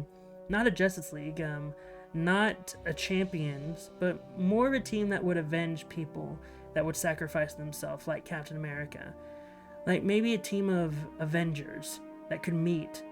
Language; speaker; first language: English; native; English